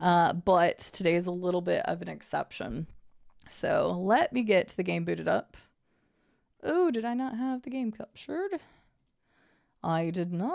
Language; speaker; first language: English; native; English